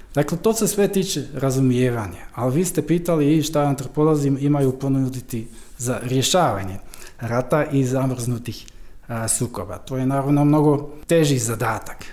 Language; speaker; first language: Croatian; non-native, fluent; Dutch